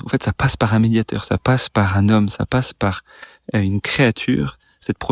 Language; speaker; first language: French; native; French